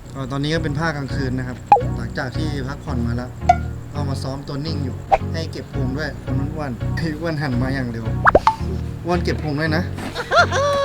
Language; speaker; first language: Thai; native; Thai